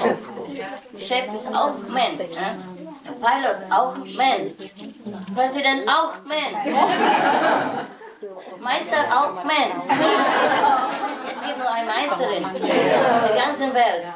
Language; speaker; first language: German; non-native, learner; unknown